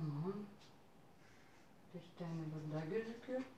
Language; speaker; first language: Turkish; non-native, learner; Russian